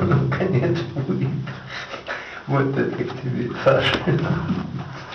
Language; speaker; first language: Russian; native; Russian